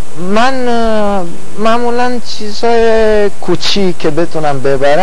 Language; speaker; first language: Persian; non-native, fluent; Romanian